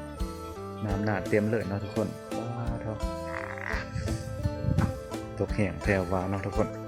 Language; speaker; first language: Thai; non-native, local second language; Northeastern Thai